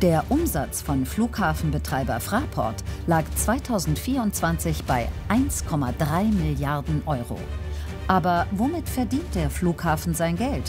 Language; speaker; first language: German; native; German